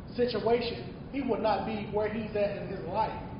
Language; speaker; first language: English; native; English